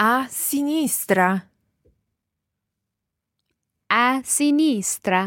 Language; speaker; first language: Italian; non-native, learner; English